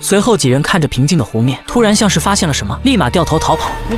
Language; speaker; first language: Chinese; native; Chinese